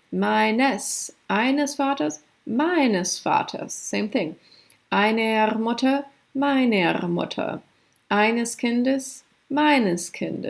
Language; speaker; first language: German; non-native, fluent; English